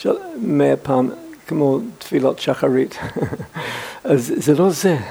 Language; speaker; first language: Hebrew; non-native, fluent; English